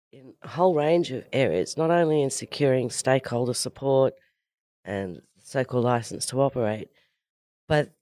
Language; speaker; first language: English; native; English